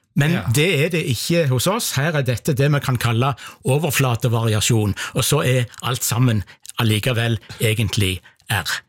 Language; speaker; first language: Norwegian; native; Norwegian